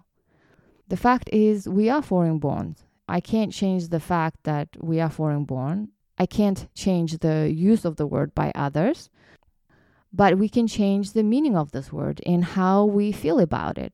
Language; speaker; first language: English; non-native, fluent; Kyrgyz